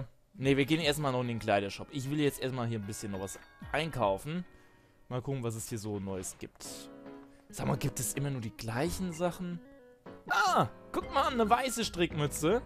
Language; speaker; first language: German; native; German